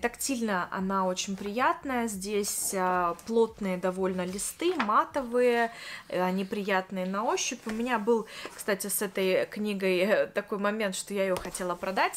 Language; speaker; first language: Russian; native; Russian